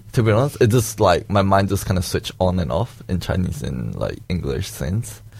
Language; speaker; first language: English; early bilingual, other home language; Chinese